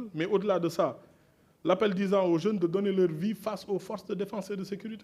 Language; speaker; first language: French; non-native, local second language; Wolof